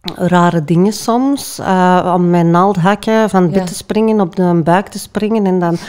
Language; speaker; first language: Dutch; native; Dutch